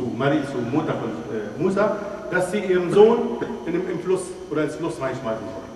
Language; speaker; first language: German; non-native, fluent; Arabic